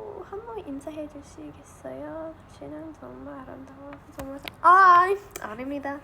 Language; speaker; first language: Korean; non-native, learner; English